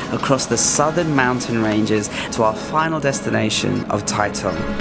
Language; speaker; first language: English; native; English